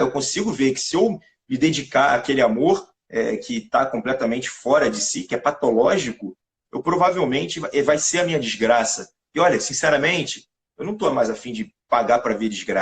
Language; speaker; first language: Portuguese; native; Portuguese